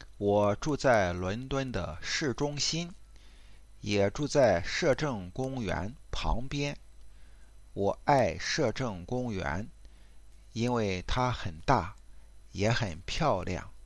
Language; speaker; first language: Chinese; non-native, learner; English